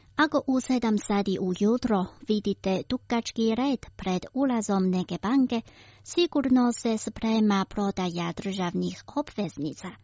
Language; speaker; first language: Croatian; non-native, fluent; Chinese